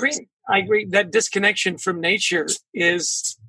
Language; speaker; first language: English; native; English